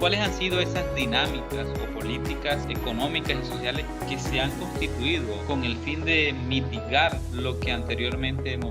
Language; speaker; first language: Spanish; native; Spanish